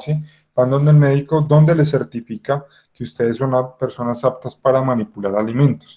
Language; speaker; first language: Spanish; native; Spanish